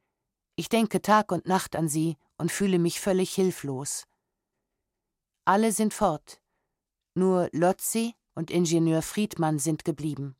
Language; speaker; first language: German; native; German